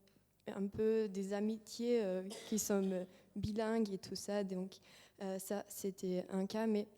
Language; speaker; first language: French; non-native, fluent; German